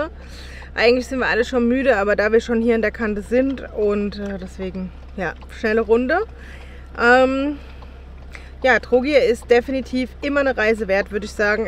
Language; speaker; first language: German; native; German